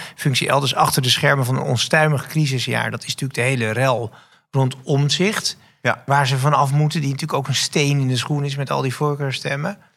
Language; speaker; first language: Dutch; native; Dutch